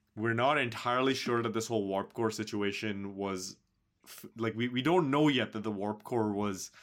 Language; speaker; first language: English; non-native, local second language; Hindi